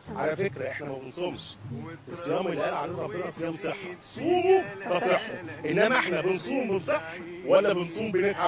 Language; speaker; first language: Arabic; native; Arabic